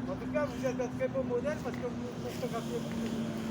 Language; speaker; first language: French; native; French